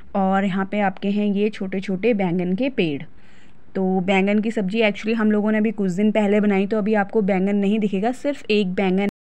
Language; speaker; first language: Hindi; native; Hindi